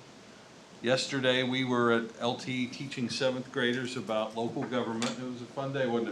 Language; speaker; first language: English; native; English